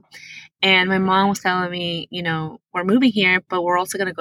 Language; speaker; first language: English; early bilingual, other home language; Spanish